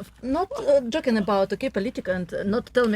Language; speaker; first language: English; non-native, learner; Russian